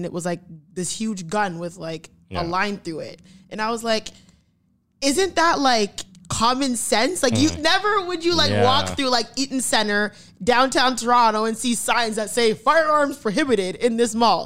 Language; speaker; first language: English; native; English